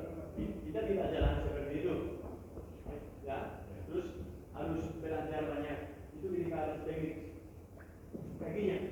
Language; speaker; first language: Indonesian; non-native, learner; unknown